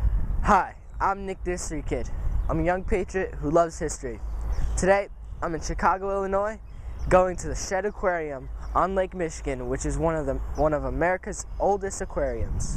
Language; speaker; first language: English; native; English